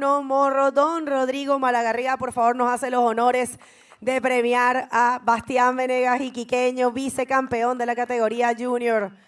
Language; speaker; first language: Spanish; native; Spanish